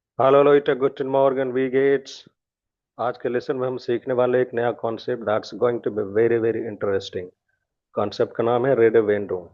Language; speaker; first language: Hindi; native; Hindi